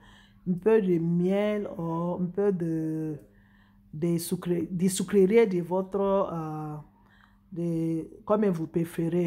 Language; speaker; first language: French; non-native, fluent; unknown